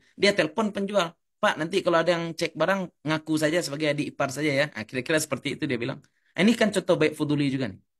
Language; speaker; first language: Indonesian; native; Indonesian